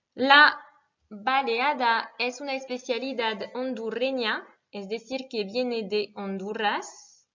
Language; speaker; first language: Spanish; non-native, fluent; French